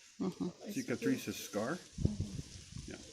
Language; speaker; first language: Spanish; non-native, learner; English